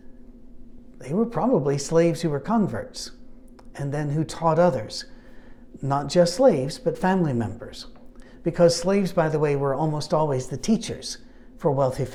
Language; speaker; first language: English; native; English